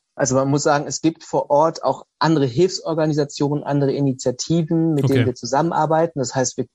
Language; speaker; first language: German; native; German